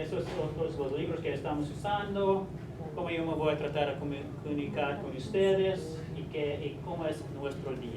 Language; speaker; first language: Spanish; non-native, learner; English